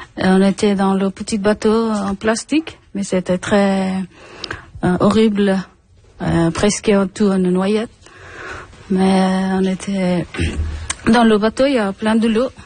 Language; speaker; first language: French; non-native, learner; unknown